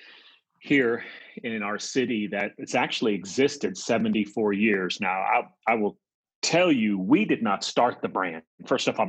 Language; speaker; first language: English; native; English